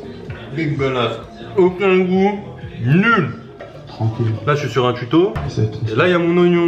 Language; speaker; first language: French; native; French